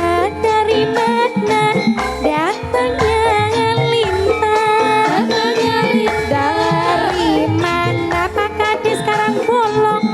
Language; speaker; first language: Indonesian; non-native, local second language; Javanese